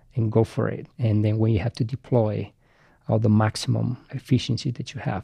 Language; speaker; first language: English; non-native, fluent; Spanish